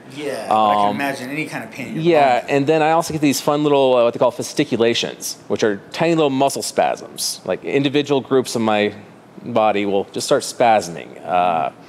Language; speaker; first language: English; native; English